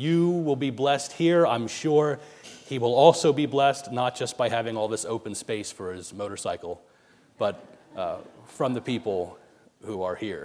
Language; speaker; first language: English; native; English